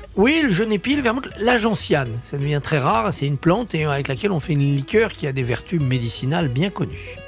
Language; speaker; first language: French; native; French